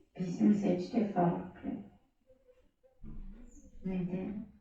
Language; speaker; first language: Turkish; non-native, learner; German